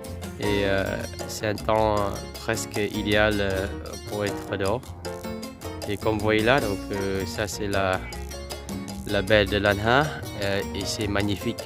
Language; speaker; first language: French; non-native, fluent; Vietnamese